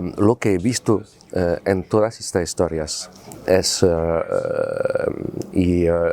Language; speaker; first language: Spanish; non-native, fluent; French